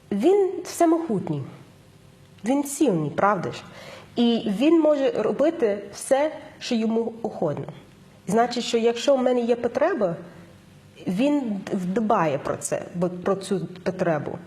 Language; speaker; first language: Ukrainian; non-native, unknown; English